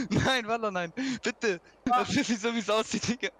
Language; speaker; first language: German; native; German